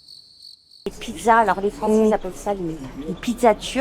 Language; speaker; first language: French; non-native, fluent; Turkish